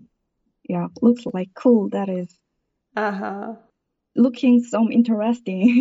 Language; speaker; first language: English; non-native, learner; Korean